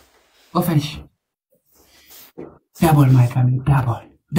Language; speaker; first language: English; non-native, learner; Amharic